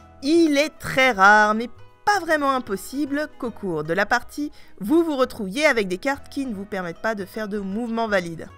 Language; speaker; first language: French; native; French